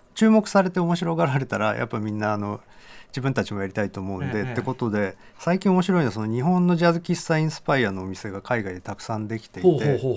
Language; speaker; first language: Japanese; native; Japanese